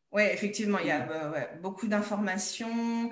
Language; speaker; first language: French; native; French